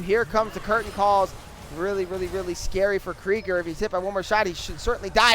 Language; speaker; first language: English; native; English